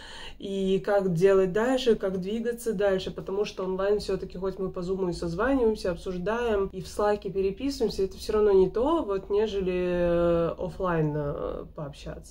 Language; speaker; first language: Russian; native; Russian